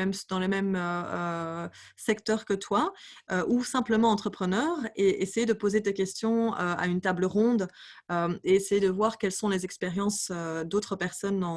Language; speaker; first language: French; native; French